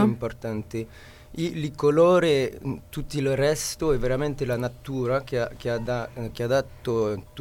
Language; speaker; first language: Italian; non-native, learner; French